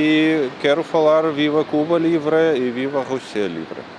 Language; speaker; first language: Portuguese; non-native, learner; Russian